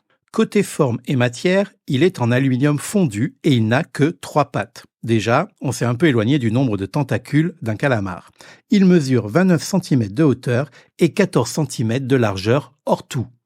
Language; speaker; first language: French; native; French